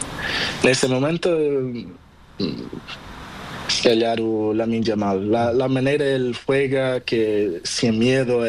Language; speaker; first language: Spanish; non-native, learner; Portuguese